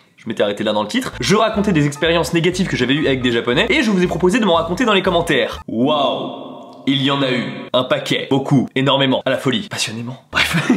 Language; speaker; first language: French; native; French